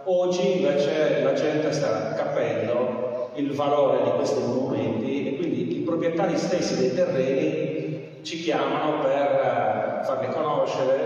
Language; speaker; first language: Italian; native; Italian